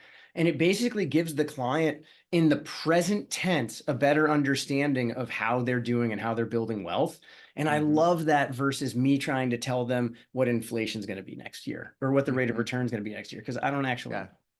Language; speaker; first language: English; native; English